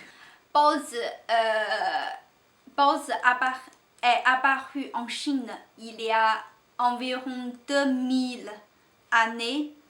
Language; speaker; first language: French; non-native, learner; Chinese